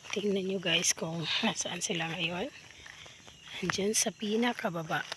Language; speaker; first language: Filipino; non-native, local second language; Cebuano